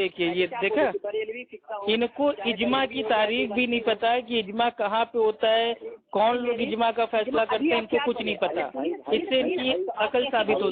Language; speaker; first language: Hindi; native; Hindi